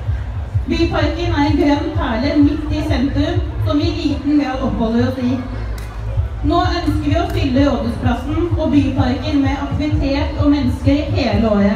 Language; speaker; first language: Norwegian; native; Norwegian